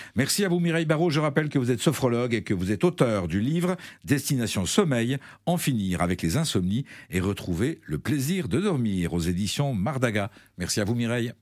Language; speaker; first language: French; native; French